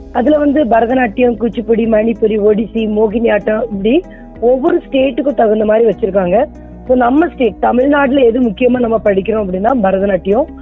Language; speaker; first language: Tamil; native; Tamil